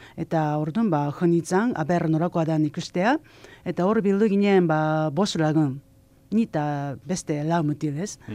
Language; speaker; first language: Basque; non-native, fluent; Japanese